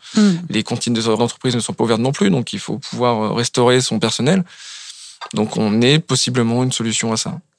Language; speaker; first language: French; native; French